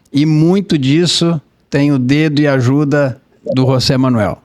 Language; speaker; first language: Portuguese; native; Portuguese